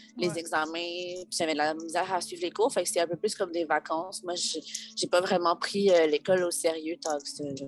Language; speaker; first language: French; native; French